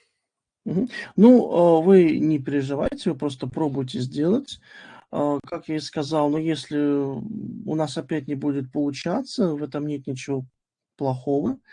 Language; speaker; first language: Russian; native; Russian